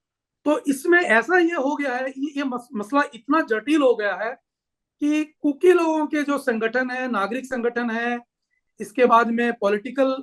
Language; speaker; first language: Hindi; native; Hindi